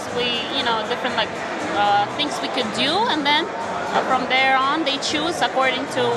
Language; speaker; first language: English; non-native, fluent; Ukrainian